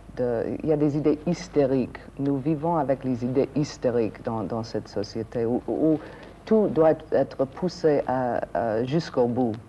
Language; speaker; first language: French; non-native, fluent; English